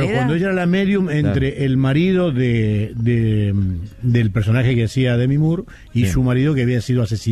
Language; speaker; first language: Spanish; native; Spanish